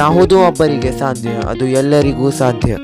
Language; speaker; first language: Kannada; native; Kannada